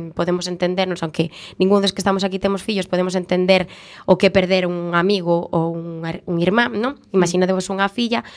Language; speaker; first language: Galician; native; Galician